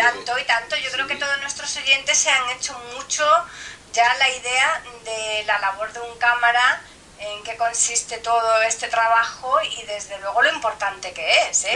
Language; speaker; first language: Spanish; native; Spanish